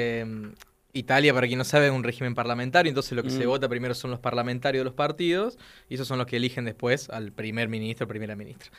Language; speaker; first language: Spanish; native; Spanish